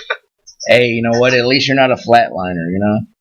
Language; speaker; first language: English; native; English